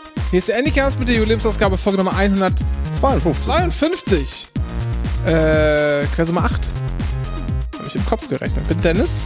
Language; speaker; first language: German; native; German